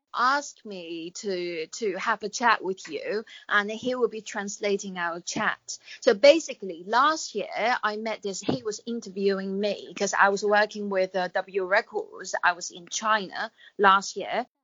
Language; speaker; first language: English; non-native, fluent; Chinese